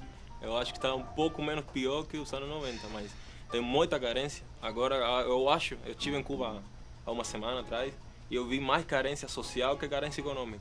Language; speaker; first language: Portuguese; non-native, fluent; Spanish